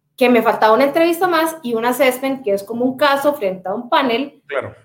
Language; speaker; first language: Spanish; native; Spanish